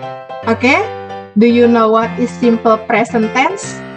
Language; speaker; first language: English; non-native, fluent; Indonesian